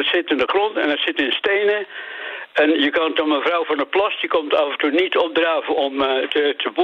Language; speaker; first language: Dutch; native; Dutch